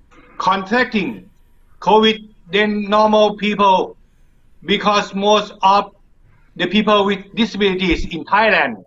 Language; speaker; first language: English; non-native, learner; Thai